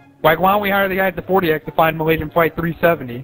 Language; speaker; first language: English; native; English